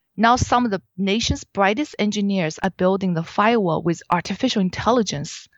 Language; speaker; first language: English; non-native, fluent; Chinese